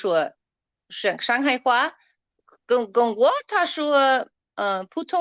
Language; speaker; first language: Chinese; non-native, learner; English